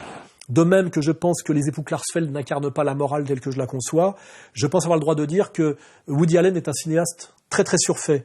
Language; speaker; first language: French; native; French